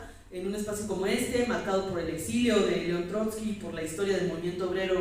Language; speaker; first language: Spanish; native; Spanish